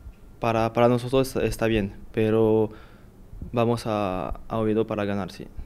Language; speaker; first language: Spanish; non-native, learner; French